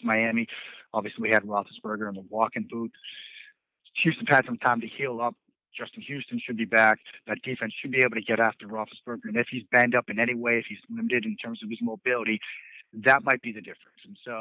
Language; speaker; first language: English; native; English